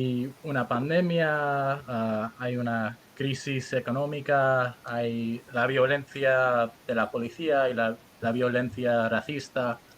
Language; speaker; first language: Spanish; early bilingual, heritage; Spanish